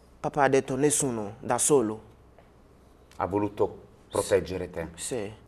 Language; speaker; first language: Italian; non-native, learner; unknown